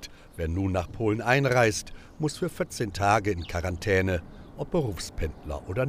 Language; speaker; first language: German; native; German